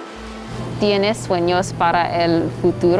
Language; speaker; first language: Spanish; non-native, learner; English